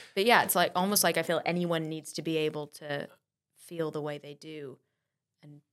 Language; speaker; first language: English; native; English